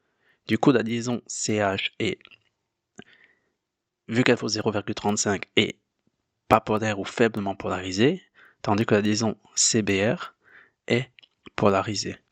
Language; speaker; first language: French; native; French